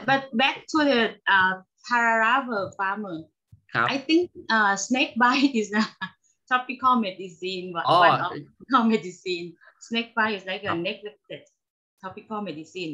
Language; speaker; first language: English; non-native, learner; Thai